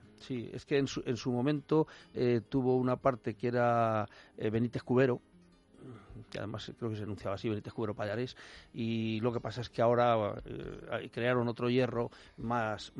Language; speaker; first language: Spanish; native; Spanish